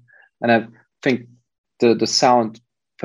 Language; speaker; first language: English; non-native, fluent; German